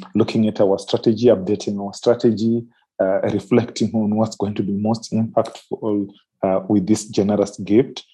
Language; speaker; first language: English; non-native, local second language; Shona